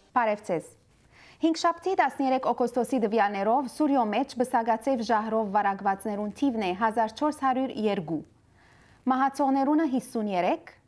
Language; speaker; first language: Armenian; early bilingual, heritage; Armenian